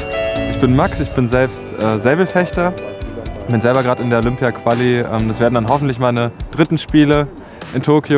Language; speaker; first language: German; native; German